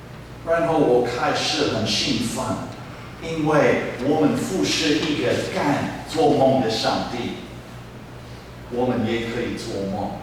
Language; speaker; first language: Chinese; non-native, fluent; English